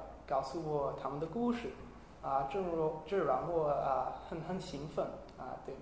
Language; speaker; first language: Chinese; non-native, learner; English